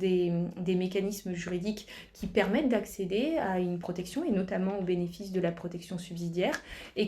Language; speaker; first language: French; native; French